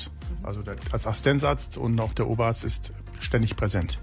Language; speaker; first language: German; native; German